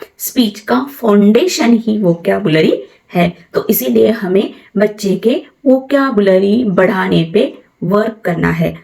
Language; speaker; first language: Hindi; non-native, local second language; Marathi